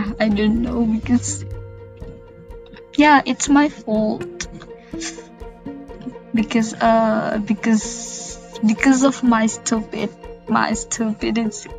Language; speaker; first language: English; non-native, learner; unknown